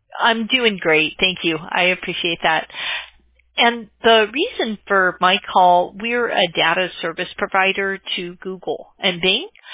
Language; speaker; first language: English; native; English